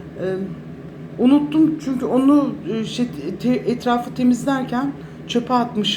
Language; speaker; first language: Turkish; native; Turkish